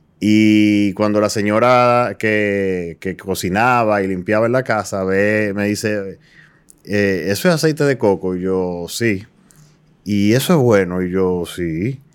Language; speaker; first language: Spanish; native; Spanish